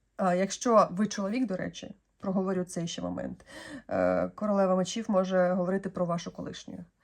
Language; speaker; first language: Ukrainian; non-native, local second language; Russian